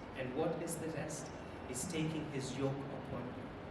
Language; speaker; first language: English; non-native, local second language; Telugu